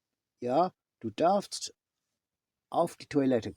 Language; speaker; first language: German; non-native, learner; English